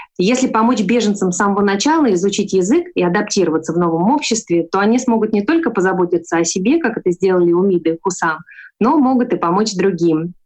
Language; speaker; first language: Russian; native; Russian